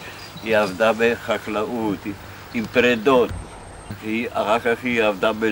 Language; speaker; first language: Hebrew; non-native, fluent; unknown